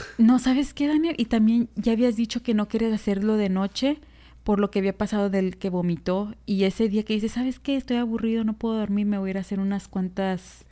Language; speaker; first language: Spanish; early bilingual, heritage; Spanish